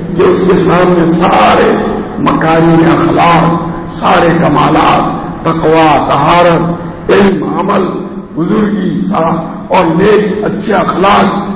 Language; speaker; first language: Urdu; non-native, local second language; Gujarati